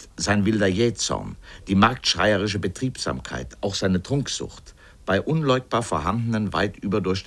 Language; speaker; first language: German; native; German